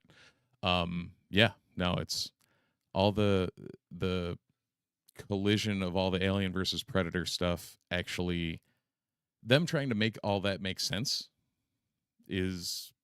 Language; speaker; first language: English; native; English